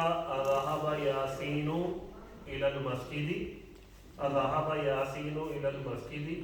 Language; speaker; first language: Arabic; non-native, learner; Urdu